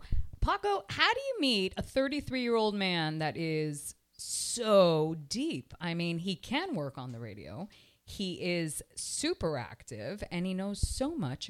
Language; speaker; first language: English; native; English